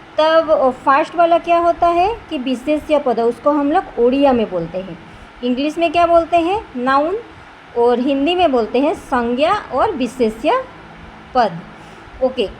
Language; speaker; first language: Hindi; non-native, local second language; Odia